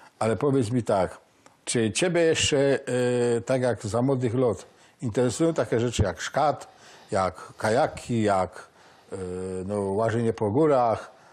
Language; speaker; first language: Polish; native; Polish